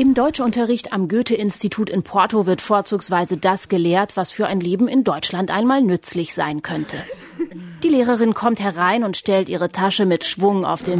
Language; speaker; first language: German; native; German